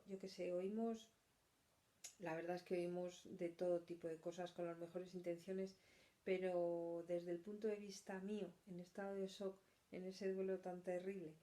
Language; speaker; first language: Spanish; native; Spanish